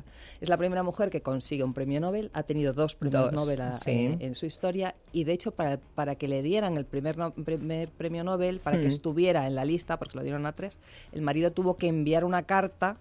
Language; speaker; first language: Spanish; native; Spanish